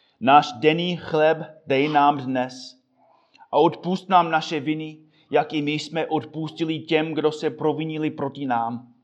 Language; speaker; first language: Czech; non-native, fluent; English